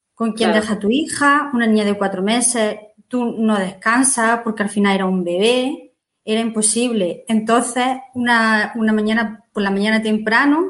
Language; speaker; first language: Spanish; native; Spanish